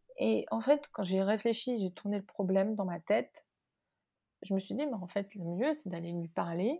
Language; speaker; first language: French; non-native, local second language; Arabic